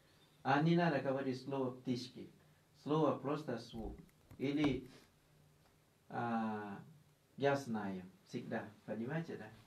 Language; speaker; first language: Russian; non-native, learner; Thai